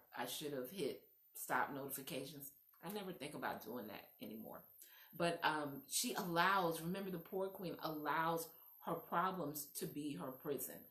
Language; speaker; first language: English; native; English